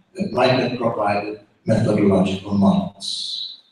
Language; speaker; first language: English; non-native, fluent; German